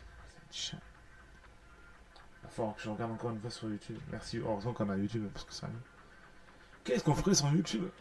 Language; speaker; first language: French; native; French